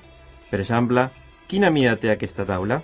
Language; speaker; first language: Catalan; non-native, learner; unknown